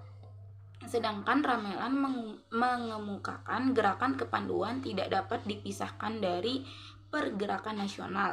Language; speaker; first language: Indonesian; native; Indonesian